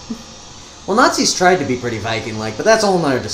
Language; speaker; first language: English; native; English